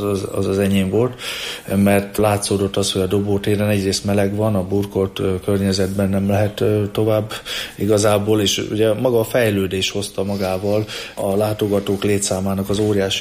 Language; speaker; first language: Hungarian; native; Hungarian